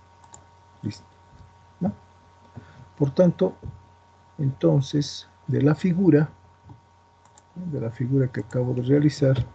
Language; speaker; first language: Spanish; native; Spanish